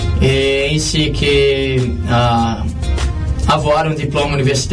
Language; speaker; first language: French; non-native, learner; Portuguese